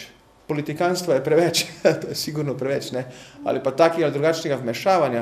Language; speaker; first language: Slovenian; native; Slovenian